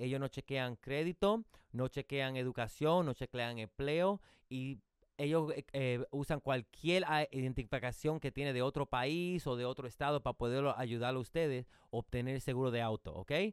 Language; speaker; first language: Spanish; early bilingual, heritage; Spanish